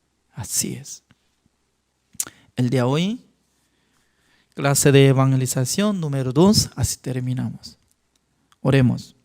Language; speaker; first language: Spanish; non-native, fluent; Korean